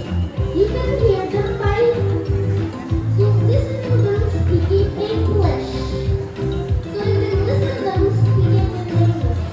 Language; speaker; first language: English; non-native, learner; Indonesian